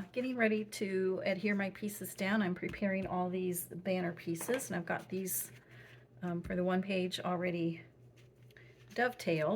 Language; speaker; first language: English; native; English